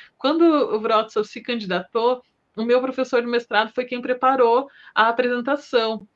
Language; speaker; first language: Portuguese; native; Portuguese